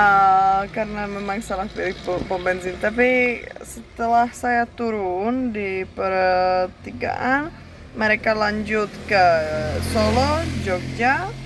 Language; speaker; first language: Indonesian; non-native, fluent; Czech